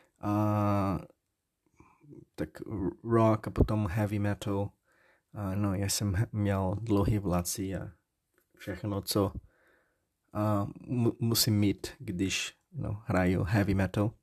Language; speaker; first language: Czech; non-native, learner; Portuguese